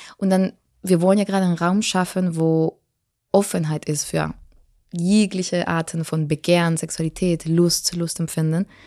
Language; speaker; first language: German; non-native, fluent; Spanish